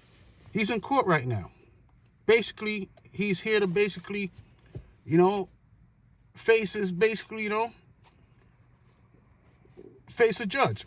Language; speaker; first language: English; native; English